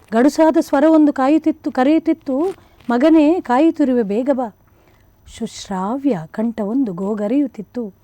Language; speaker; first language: Kannada; non-native, local second language; Konkani